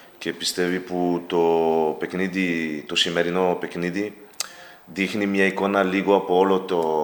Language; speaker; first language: Greek; non-native, learner; Spanish